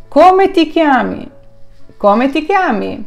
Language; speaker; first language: Italian; non-native, fluent; Ukrainian